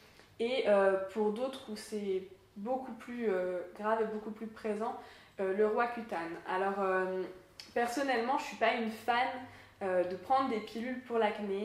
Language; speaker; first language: French; native; French